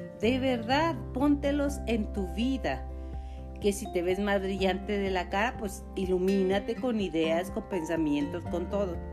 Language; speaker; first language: Spanish; native; Spanish